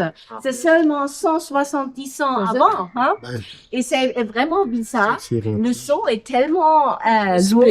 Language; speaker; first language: French; non-native, fluent; German